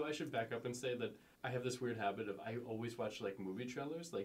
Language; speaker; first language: English; native; English